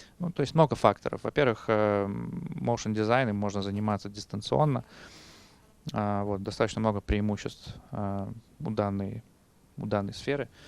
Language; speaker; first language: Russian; native; Russian